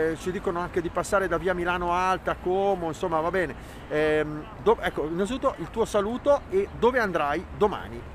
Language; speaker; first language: Italian; native; Italian